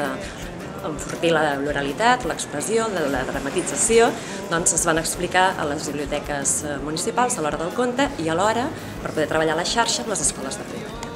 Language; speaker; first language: Catalan; native; Catalan